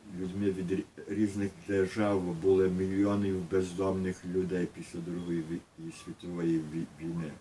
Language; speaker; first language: Ukrainian; early bilingual, heritage; Ukrainian